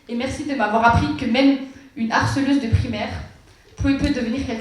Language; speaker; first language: French; native; French